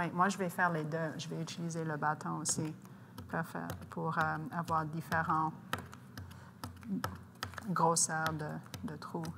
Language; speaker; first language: French; non-native, local second language; English